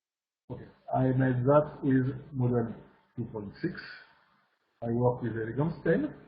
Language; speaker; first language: English; non-native, learner; French